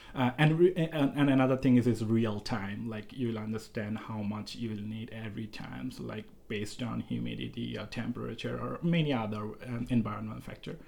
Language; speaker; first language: English; non-native, local second language; Bangla